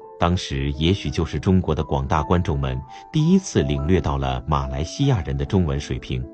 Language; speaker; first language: Chinese; native; Chinese